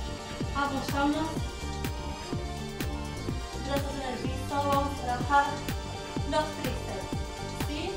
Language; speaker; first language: Spanish; native; Spanish